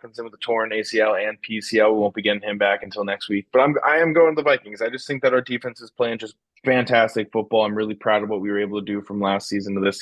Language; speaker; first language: English; native; English